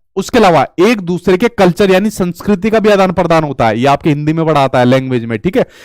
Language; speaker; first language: Hindi; native; Hindi